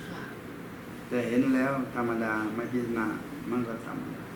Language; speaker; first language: Thai; native; Thai